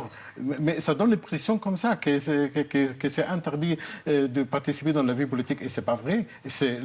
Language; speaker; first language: French; non-native, fluent; Arabic